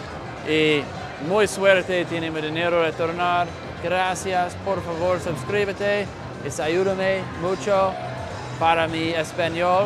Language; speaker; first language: Spanish; non-native, learner; English